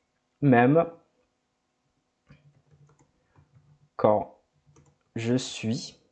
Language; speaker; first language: French; non-native, fluent; Portuguese